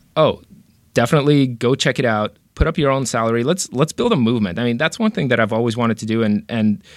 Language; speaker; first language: English; early bilingual, other home language; Romanian